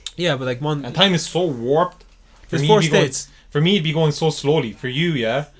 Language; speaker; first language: English; native; English